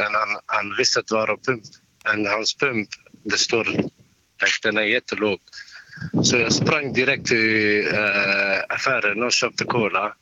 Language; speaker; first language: Swedish; non-native, learner; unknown